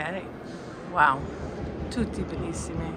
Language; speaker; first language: Italian; non-native, learner; English